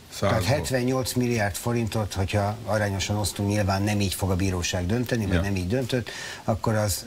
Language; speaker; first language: Hungarian; native; Hungarian